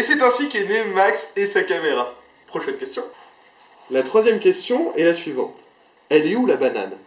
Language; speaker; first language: French; native; French